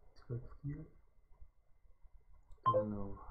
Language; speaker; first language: French; non-native, learner; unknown